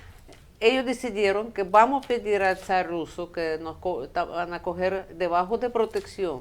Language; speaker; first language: Spanish; non-native, fluent; Russian